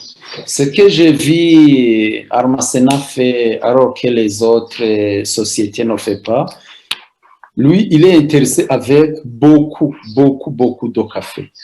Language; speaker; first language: French; non-native, local second language; Rundi